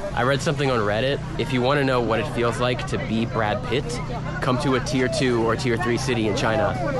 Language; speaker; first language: English; native; English